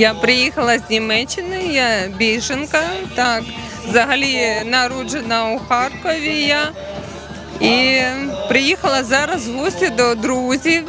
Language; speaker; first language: Ukrainian; non-native, local second language; Russian